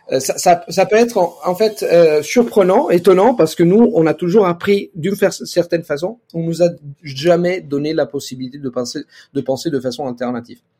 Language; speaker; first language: French; non-native, fluent; Italian